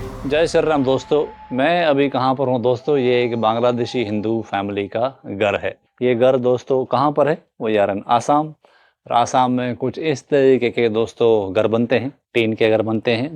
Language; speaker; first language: Hindi; native; Hindi